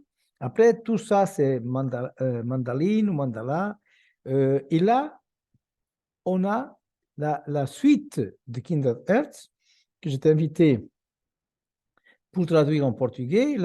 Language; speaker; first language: French; non-native, fluent; Portuguese